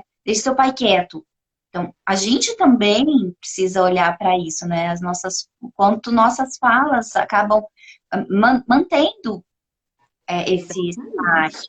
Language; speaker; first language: Portuguese; native; Portuguese